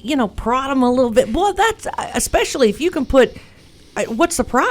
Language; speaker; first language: English; native; English